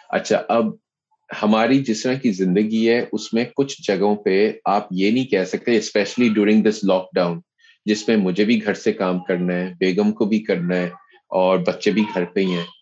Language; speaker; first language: Urdu; native; Urdu